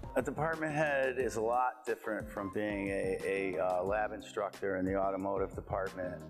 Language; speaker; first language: English; native; English